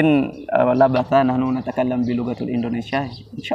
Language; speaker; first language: Arabic; non-native, learner; Indonesian